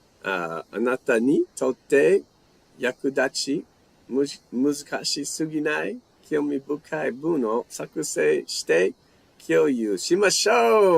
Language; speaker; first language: Japanese; non-native, fluent; English